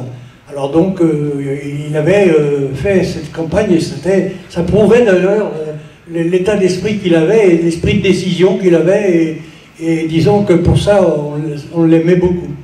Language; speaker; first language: French; native; French